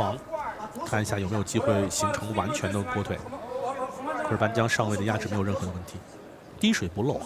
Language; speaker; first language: Chinese; native; Chinese